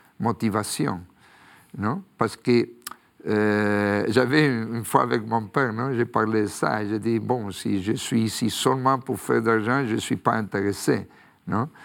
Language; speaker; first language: French; non-native, fluent; Spanish